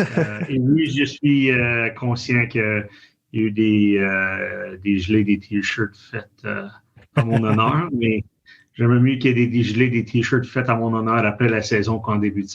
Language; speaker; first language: French; native; French